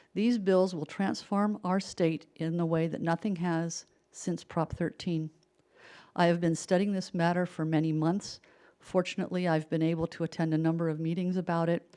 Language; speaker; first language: English; native; English